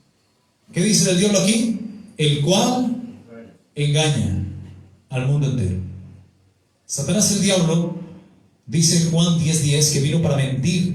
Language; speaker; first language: Spanish; native; Spanish